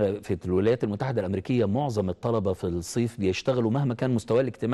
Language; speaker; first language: Arabic; native; Arabic